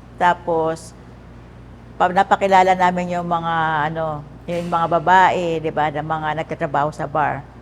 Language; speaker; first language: Filipino; native; Filipino